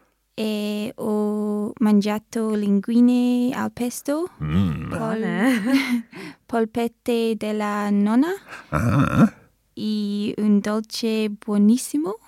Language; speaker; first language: Italian; non-native, learner; English